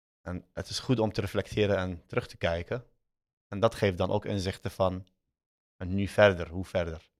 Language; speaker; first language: Dutch; early bilingual, other home language; Arabic